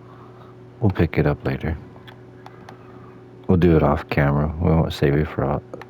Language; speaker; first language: English; native; English